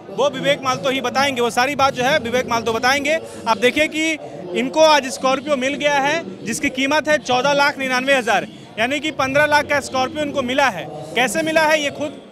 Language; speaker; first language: Hindi; native; Hindi